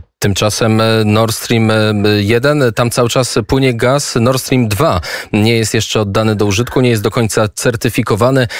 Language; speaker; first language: Polish; native; Polish